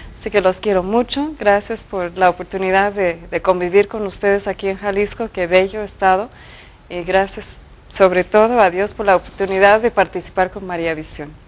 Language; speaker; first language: Spanish; early bilingual, other home language; English